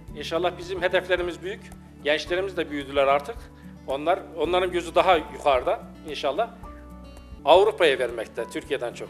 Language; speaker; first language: Turkish; native; Turkish